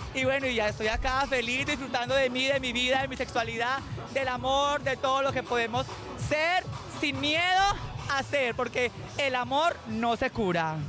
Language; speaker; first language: Spanish; native; Spanish